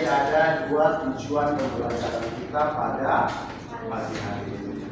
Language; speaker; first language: Indonesian; native; Indonesian